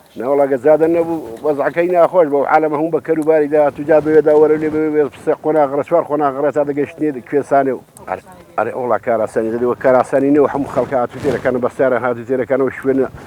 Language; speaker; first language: Central Kurdish; native; Central Kurdish